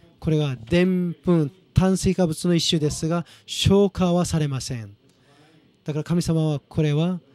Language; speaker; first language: Japanese; non-native, fluent; Korean